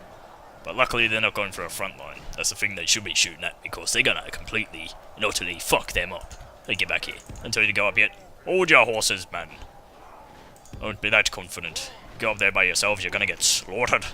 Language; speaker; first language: English; native; English